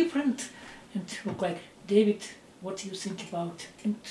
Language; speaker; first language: English; non-native, learner; Russian